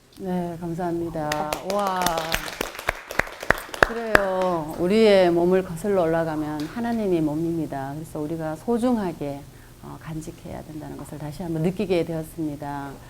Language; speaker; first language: Korean; native; Korean